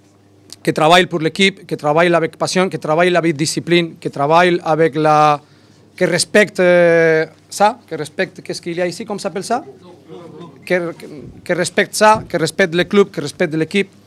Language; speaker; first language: French; non-native, learner; Spanish